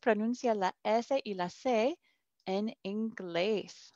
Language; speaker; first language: Spanish; non-native, fluent; English